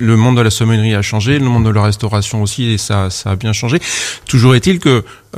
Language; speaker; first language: French; native; French